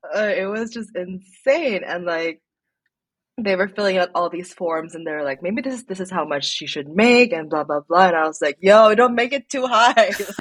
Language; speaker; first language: English; non-native, local second language; Filipino